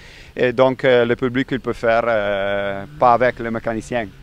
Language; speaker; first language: French; non-native, learner; Italian